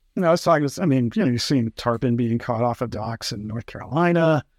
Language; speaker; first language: English; native; English